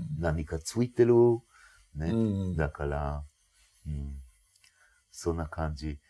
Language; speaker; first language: Japanese; non-native, fluent; Hebrew